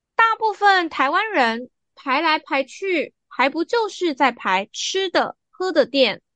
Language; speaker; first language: Chinese; native; Chinese